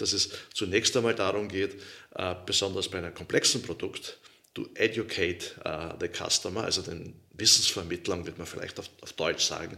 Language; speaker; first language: German; native; German